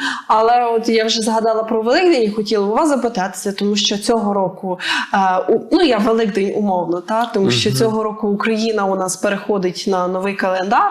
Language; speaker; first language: Ukrainian; native; Ukrainian